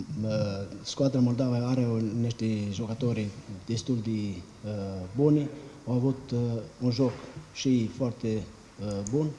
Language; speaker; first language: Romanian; non-native, learner; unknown